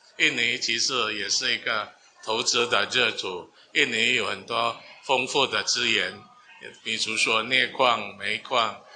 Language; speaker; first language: Chinese; non-native, fluent; Min Nan Chinese